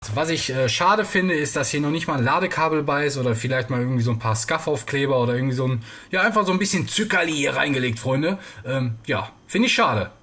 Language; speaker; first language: German; native; German